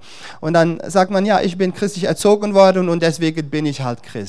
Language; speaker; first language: German; non-native, fluent; Dutch